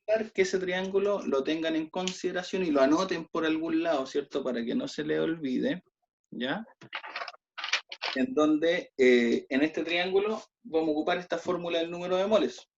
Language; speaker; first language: Spanish; native; Spanish